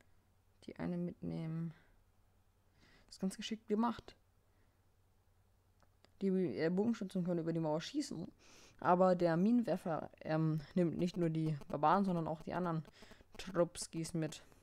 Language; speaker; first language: German; native; German